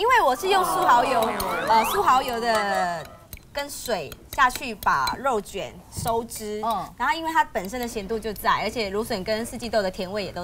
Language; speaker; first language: Chinese; native; Chinese